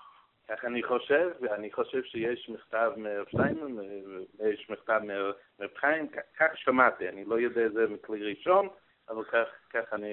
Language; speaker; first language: Hebrew; non-native, learner; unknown